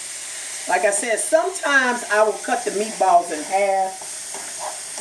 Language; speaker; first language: English; native; English